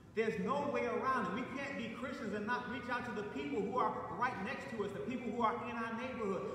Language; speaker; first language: English; native; English